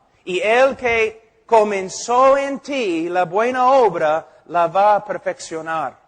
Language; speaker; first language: Spanish; non-native, fluent; English